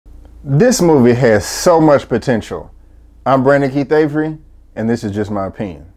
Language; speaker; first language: English; native; English